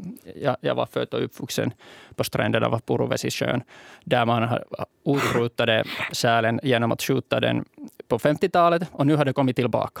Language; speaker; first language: Swedish; native; Swedish